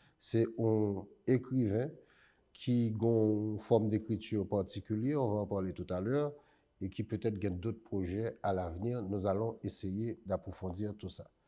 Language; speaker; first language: French; non-native, local second language; Haitian Creole